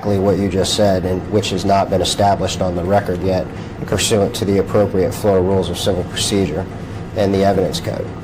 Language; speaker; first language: English; native; English